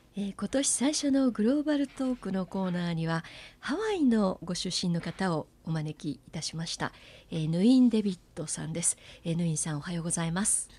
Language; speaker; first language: Japanese; native; Japanese